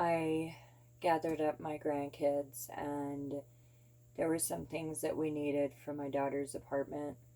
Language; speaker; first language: English; native; English